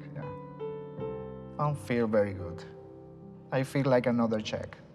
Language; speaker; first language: English; non-native, learner; Spanish